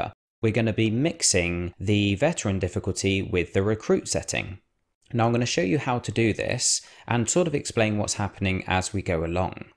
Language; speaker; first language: English; native; English